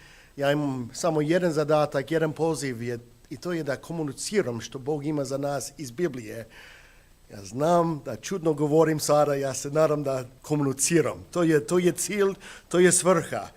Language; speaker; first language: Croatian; non-native, fluent; English